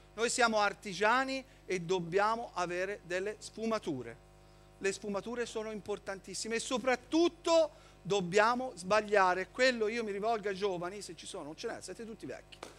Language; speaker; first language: Italian; native; Italian